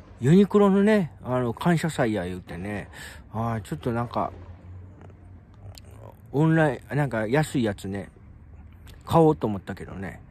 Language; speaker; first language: Japanese; native; Japanese